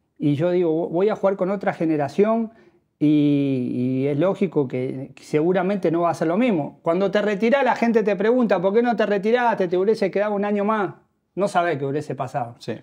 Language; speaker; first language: Spanish; native; Spanish